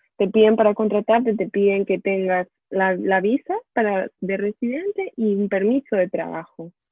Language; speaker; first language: Spanish; native; Spanish